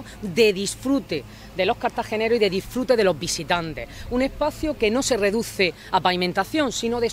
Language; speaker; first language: Spanish; native; Spanish